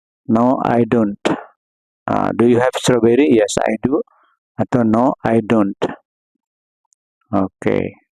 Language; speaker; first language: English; non-native, learner; Indonesian